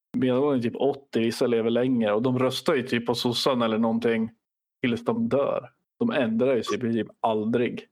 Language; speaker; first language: Swedish; native; Swedish